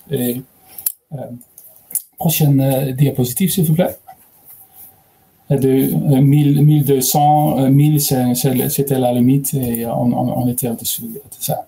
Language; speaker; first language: French; non-native, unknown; Dutch